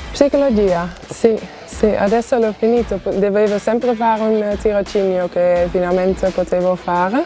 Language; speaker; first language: Italian; non-native, fluent; Dutch